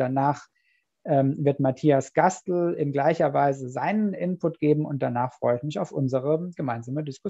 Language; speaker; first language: German; native; German